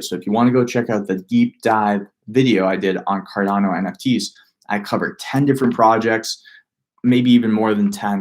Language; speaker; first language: English; native; English